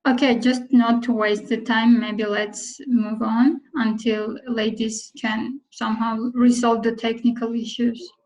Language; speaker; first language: English; non-native, fluent; Armenian